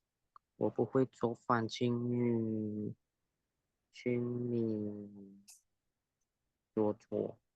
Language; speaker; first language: Chinese; non-native, learner; Indonesian